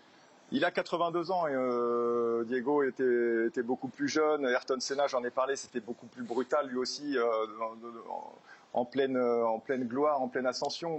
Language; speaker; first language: French; native; French